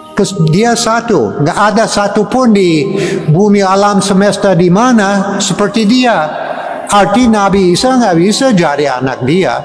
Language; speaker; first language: Indonesian; non-native, fluent; English